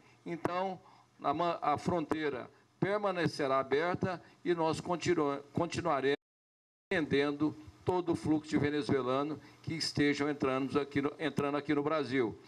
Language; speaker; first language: Portuguese; native; Portuguese